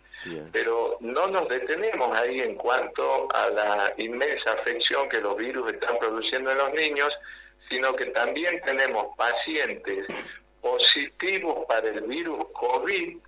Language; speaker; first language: Spanish; native; Spanish